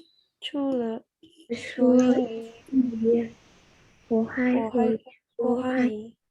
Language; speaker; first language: Chinese; non-native, learner; Indonesian